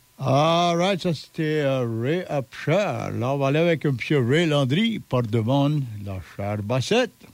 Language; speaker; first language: French; native; French